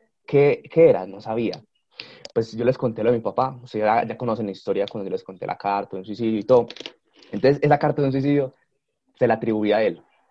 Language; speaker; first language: Spanish; native; Spanish